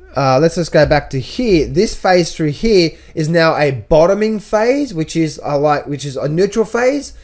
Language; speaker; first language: English; native; English